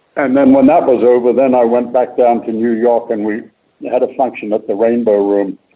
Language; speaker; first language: English; native; English